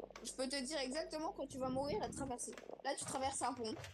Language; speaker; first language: French; native; French